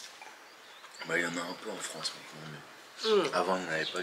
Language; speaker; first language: French; native; French